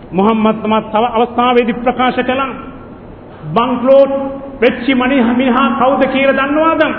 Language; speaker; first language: Sinhala; non-native, local second language; Tamil